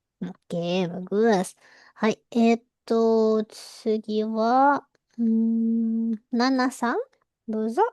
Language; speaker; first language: Japanese; non-native, fluent; Indonesian